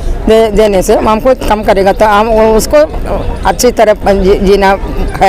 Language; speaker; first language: Hindi; non-native, local second language; Malayalam